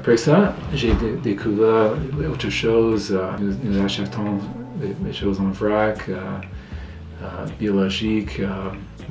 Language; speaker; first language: French; non-native, learner; English